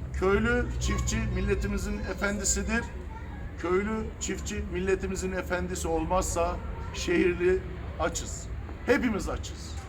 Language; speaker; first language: Turkish; early bilingual, heritage; Turkish